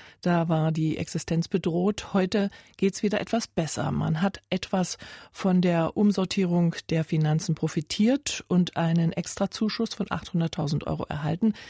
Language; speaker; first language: German; native; German